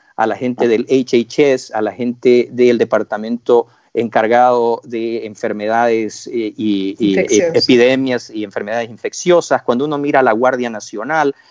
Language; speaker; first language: Spanish; native; Spanish